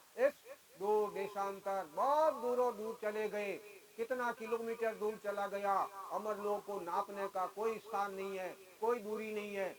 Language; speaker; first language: Hindi; native; Hindi